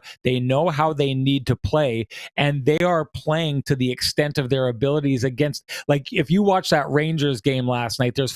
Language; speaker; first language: English; native; English